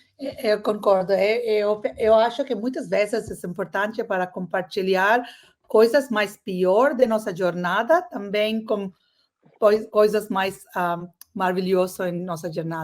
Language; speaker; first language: Portuguese; non-native, learner; English